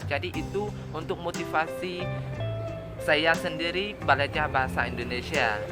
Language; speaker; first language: Indonesian; non-native, learner; Khmer